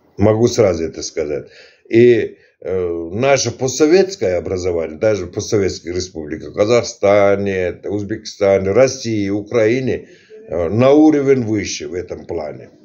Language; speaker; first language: Russian; non-native, local second language; Turkmen